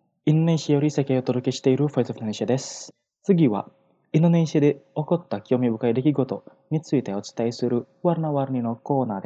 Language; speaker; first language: Japanese; non-native, fluent; Indonesian